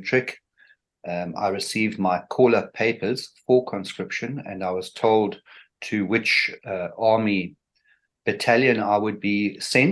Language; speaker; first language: English; native; English